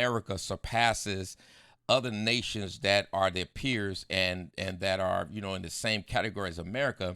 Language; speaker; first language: English; native; English